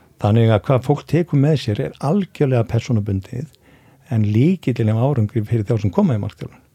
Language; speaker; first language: Icelandic; native; Icelandic